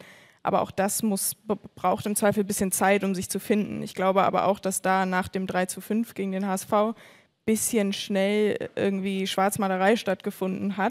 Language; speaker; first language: German; native; German